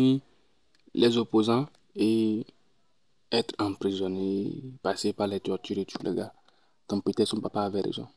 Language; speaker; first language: French; non-native, local second language; Ewe